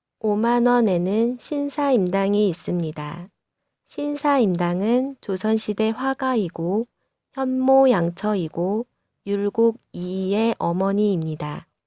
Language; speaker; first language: Korean; non-native, fluent; Vietnamese